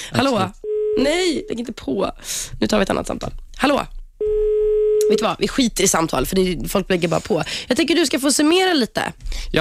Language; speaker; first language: Swedish; native; Swedish